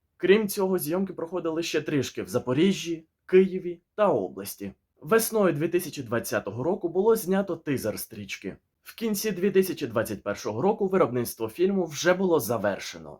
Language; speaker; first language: Ukrainian; native; Ukrainian